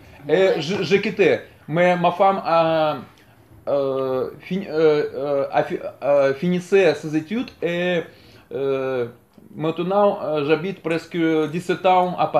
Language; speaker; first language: French; non-native, learner; Russian